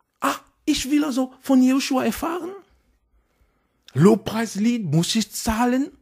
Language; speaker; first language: German; non-native, fluent; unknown